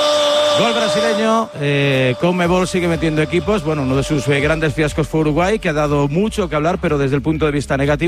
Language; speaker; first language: Spanish; native; Spanish